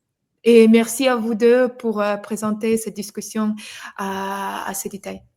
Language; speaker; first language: French; non-native, fluent; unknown